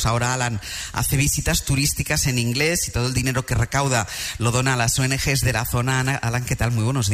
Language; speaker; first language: Spanish; native; Spanish